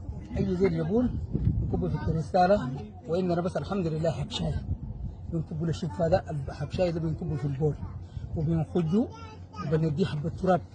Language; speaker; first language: Arabic; native; Arabic